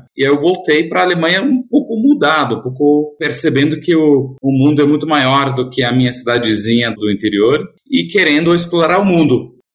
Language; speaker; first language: Portuguese; non-native, fluent; German